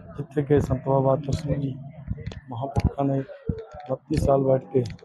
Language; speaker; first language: Punjabi; native; Punjabi